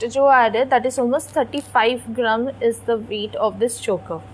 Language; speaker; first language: Hindi; non-native, local second language; Bangla